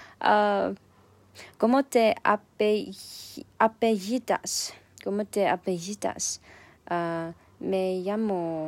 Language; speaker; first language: Spanish; non-native, learner; Chinese